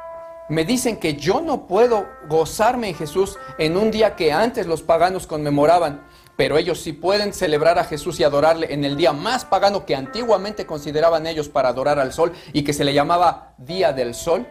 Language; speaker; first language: Spanish; native; Spanish